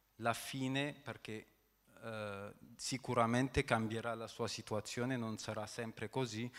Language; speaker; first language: Italian; non-native, fluent; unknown